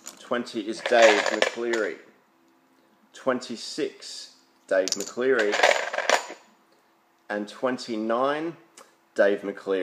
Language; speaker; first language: English; native; English